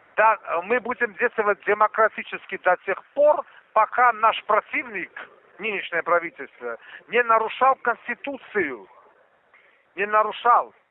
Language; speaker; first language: Russian; non-native, local second language; Armenian